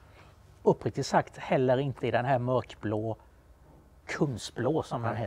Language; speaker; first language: Swedish; native; Swedish